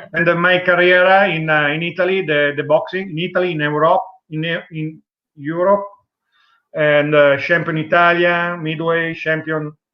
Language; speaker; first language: English; non-native, learner; Italian